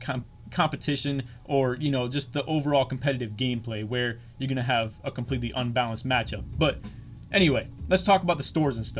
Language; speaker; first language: English; native; English